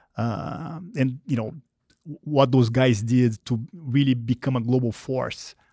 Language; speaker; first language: English; non-native, fluent; Portuguese